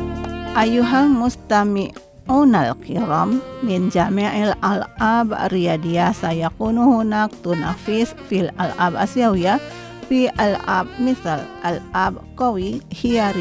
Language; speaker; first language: Arabic; non-native, fluent; Indonesian